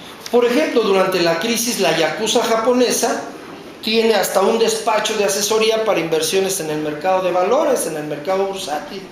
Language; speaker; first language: Spanish; native; Spanish